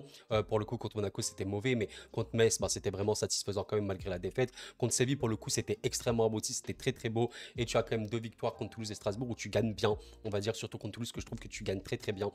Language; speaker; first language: French; native; French